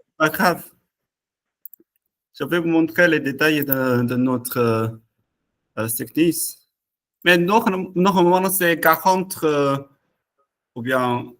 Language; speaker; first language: French; non-native, learner; Chinese